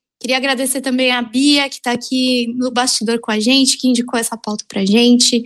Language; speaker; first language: Portuguese; native; Portuguese